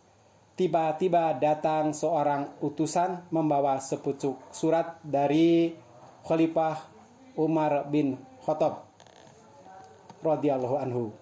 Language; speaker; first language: Indonesian; native; Indonesian